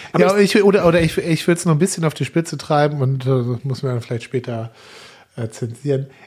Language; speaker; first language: German; native; German